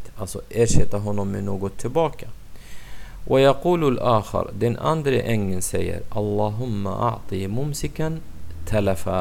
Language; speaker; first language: Swedish; non-native, fluent; Arabic